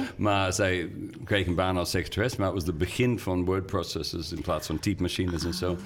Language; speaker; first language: Dutch; non-native, fluent; English